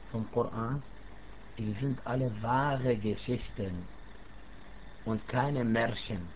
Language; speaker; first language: German; non-native, fluent; Arabic